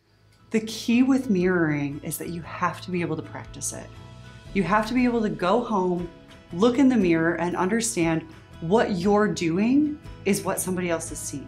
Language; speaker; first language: English; native; English